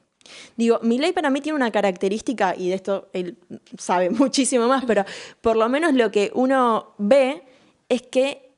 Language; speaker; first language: Spanish; native; Spanish